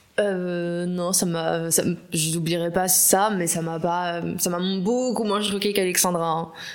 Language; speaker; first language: French; native; French